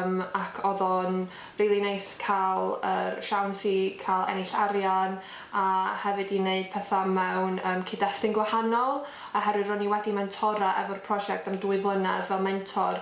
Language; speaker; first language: Welsh; native; Welsh